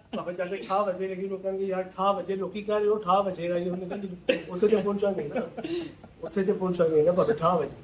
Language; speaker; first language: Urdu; non-native, local second language; Punjabi